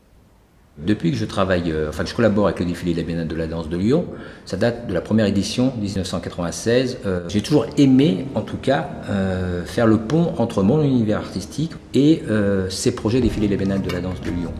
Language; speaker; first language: French; native; French